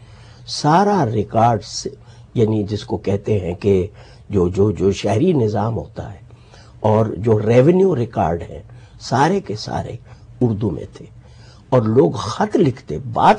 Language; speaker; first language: Urdu; native; Urdu